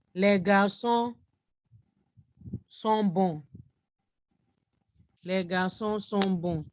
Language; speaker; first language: French; non-native, fluent; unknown